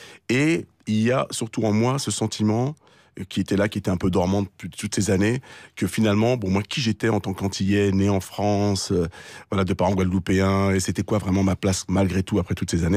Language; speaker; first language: French; native; French